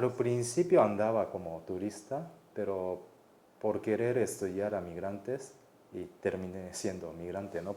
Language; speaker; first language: Spanish; non-native, fluent; Japanese